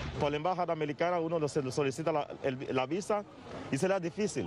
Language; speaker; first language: Spanish; non-native, learner; Haitian Creole